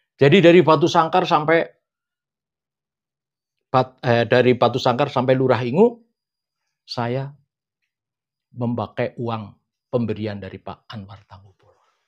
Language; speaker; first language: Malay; non-native, local second language; Javanese